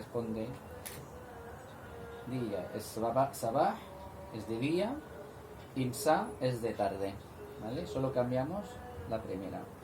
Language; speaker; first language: Spanish; non-native, fluent; Arabic